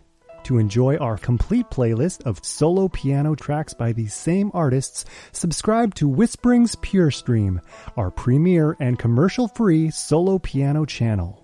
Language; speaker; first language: English; native; English